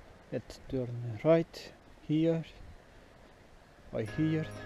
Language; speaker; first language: English; non-native, learner; Portuguese